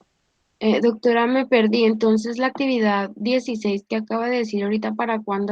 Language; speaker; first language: Spanish; native; Spanish